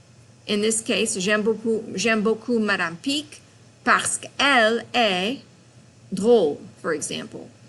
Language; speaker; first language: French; non-native, fluent; English